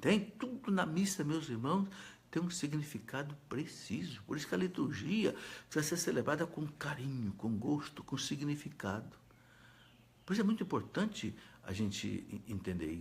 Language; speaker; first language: Portuguese; native; Portuguese